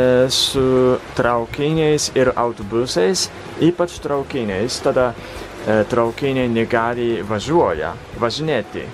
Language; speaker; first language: Lithuanian; non-native, fluent; Japanese